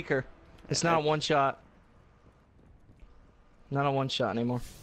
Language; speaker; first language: English; native; English